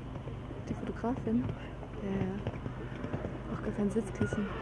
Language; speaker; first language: German; native; German